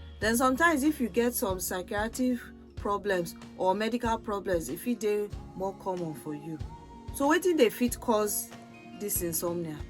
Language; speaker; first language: Nigerian Pidgin; non-native, local second language; Yoruba